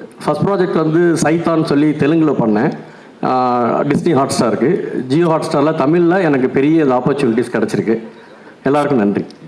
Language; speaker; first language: Tamil; native; Tamil